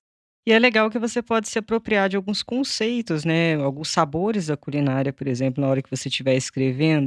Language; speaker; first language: Portuguese; native; Portuguese